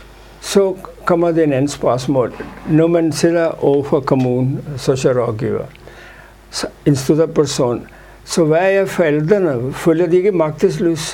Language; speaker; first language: Danish; non-native, fluent; Urdu